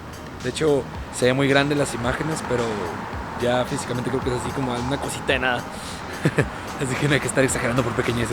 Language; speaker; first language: Spanish; native; Spanish